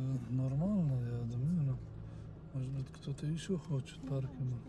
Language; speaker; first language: Russian; non-native, learner; Turkish